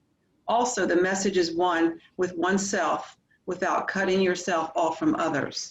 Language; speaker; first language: English; native; English